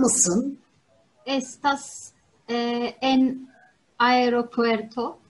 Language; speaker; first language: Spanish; non-native, learner; Turkish